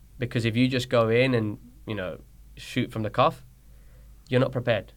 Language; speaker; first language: English; early bilingual, other home language; Spanish